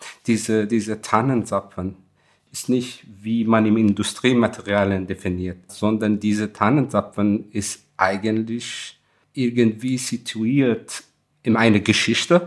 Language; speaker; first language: German; non-native, fluent; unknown